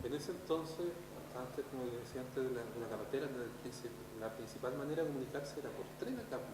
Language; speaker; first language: Spanish; native; Spanish